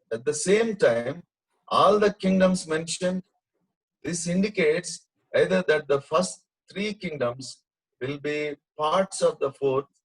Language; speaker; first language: English; non-native, local second language; Telugu